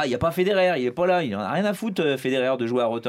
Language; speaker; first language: French; native; French